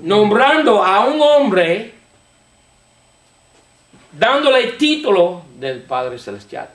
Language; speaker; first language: Spanish; non-native, fluent; English